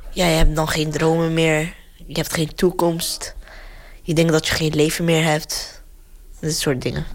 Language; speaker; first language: Dutch; early bilingual, other home language; Arabic